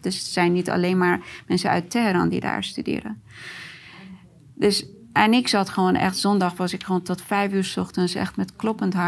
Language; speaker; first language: Dutch; non-native, fluent; Persian